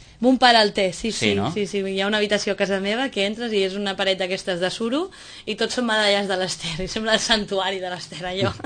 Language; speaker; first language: Catalan; native; Catalan